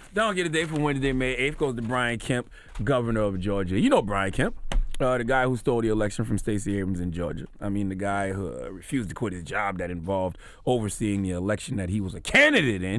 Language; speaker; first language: English; native; English